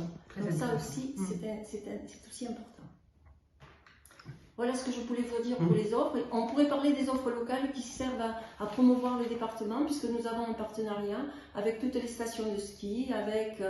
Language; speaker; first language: French; native; French